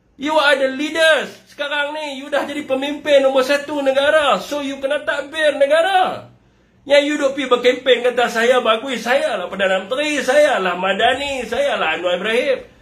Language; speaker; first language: Malay; native; Malay